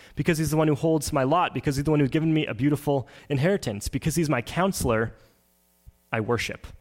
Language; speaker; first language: English; native; English